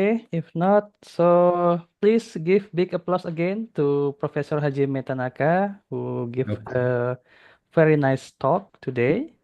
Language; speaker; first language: English; non-native, fluent; Indonesian